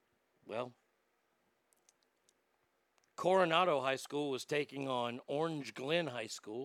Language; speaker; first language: English; native; English